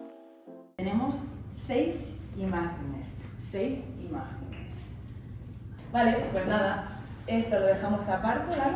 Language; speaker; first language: Spanish; native; Spanish